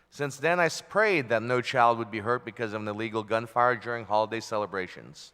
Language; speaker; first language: English; early bilingual, other home language; Filipino